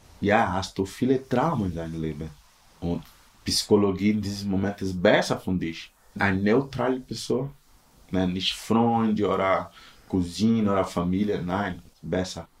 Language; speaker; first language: German; non-native, learner; Portuguese